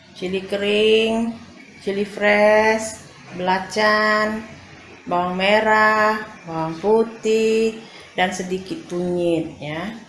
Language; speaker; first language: Indonesian; native; Indonesian